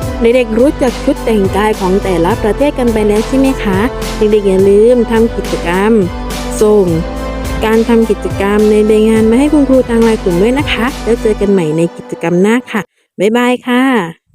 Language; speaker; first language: Thai; native; Thai